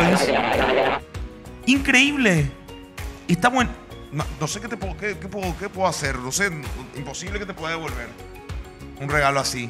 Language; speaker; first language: Spanish; native; Spanish